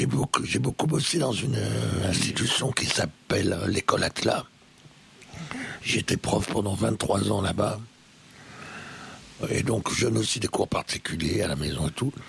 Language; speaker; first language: French; native; French